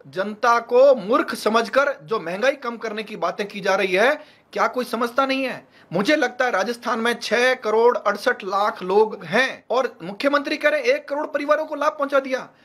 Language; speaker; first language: Hindi; native; Hindi